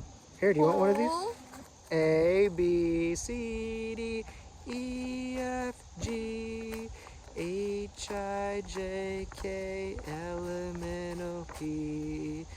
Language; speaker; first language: English; native; English